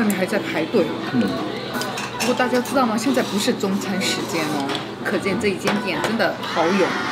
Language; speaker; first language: Chinese; non-native, fluent; Korean